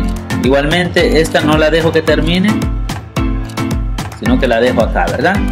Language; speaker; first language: Spanish; native; Spanish